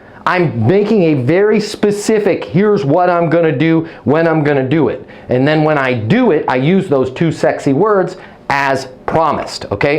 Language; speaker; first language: English; native; English